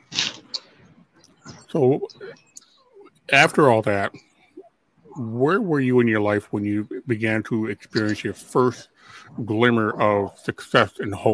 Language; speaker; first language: English; native; English